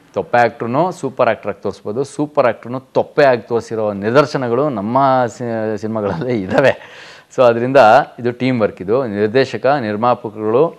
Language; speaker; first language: Kannada; native; Kannada